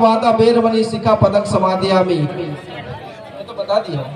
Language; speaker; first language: Hindi; native; Hindi